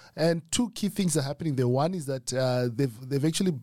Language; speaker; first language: English; non-native, local second language; Shona